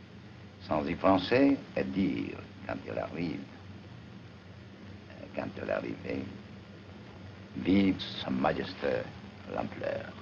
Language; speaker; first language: French; non-native, fluent; Japanese